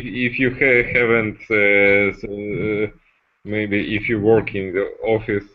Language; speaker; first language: English; non-native, fluent; Russian